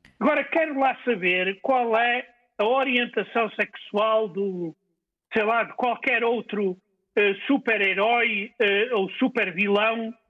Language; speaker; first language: Portuguese; native; Portuguese